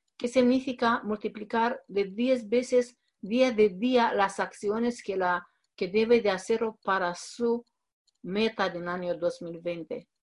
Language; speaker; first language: Spanish; non-native, fluent; Romanian